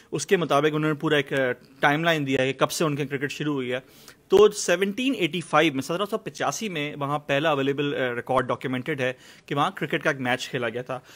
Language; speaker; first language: Urdu; native; Urdu